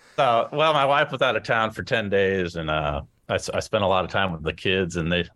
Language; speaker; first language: English; native; English